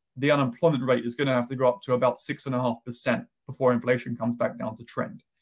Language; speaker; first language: English; native; English